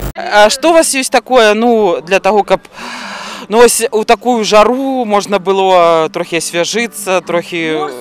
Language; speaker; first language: Belarusian; non-native, local second language; Russian